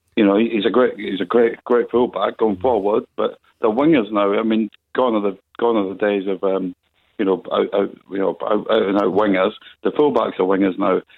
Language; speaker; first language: English; native; English